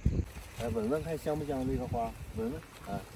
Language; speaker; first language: Chinese; native; Chinese